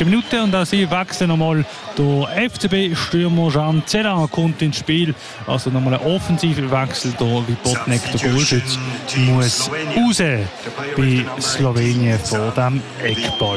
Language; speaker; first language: German; native; German